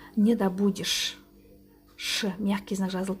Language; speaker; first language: Russian; non-native, local second language; Kazakh